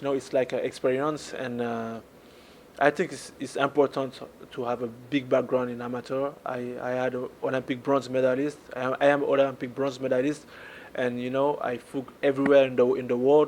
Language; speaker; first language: English; non-native, learner; French